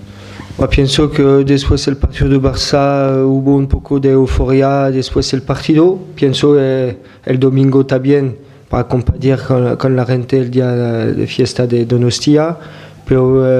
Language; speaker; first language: Spanish; non-native, fluent; French